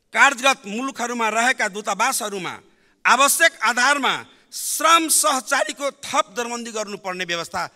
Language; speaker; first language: Nepali; non-native, local second language; Maithili